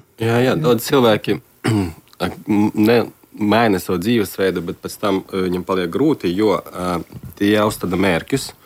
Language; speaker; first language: Latvian; non-native, local second language; Russian